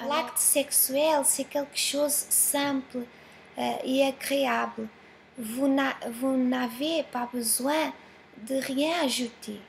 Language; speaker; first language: French; non-native, fluent; Portuguese